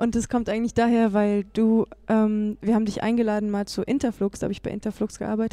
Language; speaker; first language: German; native; German